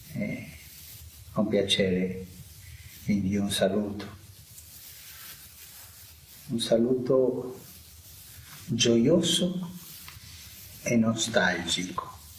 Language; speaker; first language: Italian; non-native, fluent; Spanish